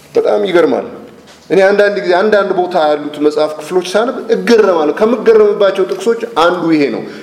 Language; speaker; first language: Amharic; native; Amharic